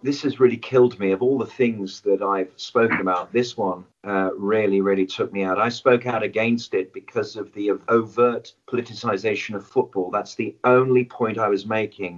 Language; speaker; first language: English; native; English